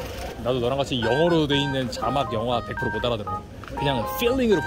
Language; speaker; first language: Korean; native; Korean